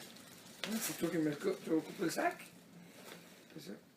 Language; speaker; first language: French; native; French